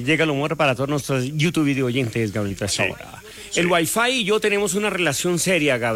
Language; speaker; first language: Spanish; native; Spanish